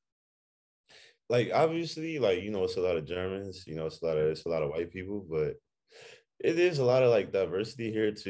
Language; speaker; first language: English; native; English